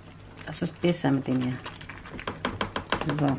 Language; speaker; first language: German; non-native, learner; Central Kurdish